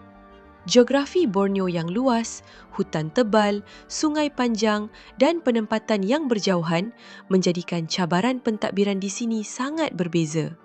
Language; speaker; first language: Malay; native; Malay